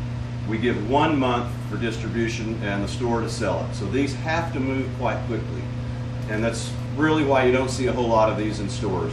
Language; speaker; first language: English; native; English